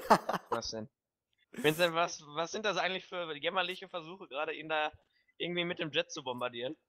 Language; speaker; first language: German; native; German